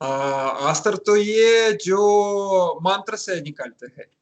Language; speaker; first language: Hindi; non-native, learner; Russian